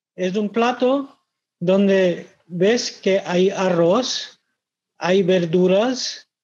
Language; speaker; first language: Spanish; non-native, fluent; Bangla